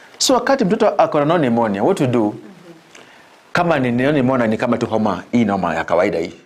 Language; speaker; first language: Swahili; non-native, local second language; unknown